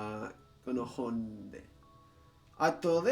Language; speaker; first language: Japanese; non-native, learner; Spanish